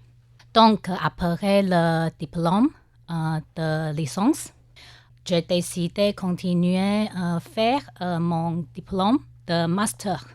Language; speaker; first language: French; non-native, learner; Chinese